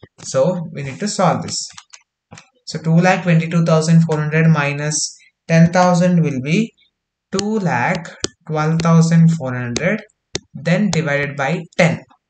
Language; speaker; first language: English; non-native, local second language; Kannada